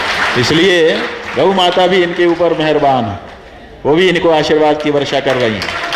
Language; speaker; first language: Hindi; native; Hindi